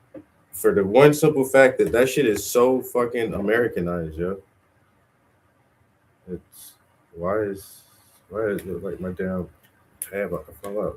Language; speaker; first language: English; native; English